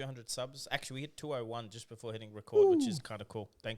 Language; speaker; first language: English; native; English